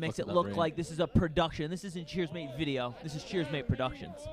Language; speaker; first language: English; native; English